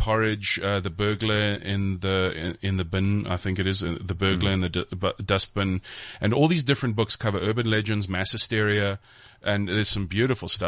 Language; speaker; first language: English; native; English